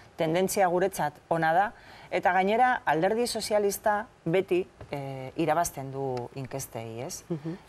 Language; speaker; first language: Basque; non-native, local second language; Spanish